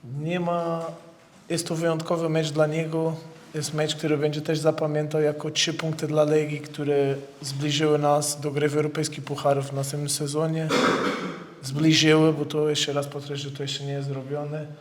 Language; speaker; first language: Polish; non-native, fluent; Portuguese